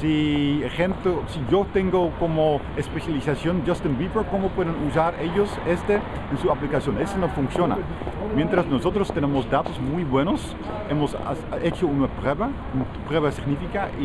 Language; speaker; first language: Spanish; non-native, fluent; Dutch